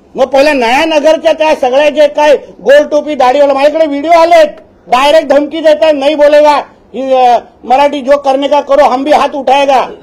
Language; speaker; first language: Marathi; native; Marathi